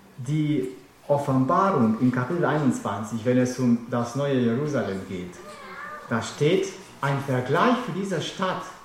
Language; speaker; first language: German; non-native, fluent; Romanian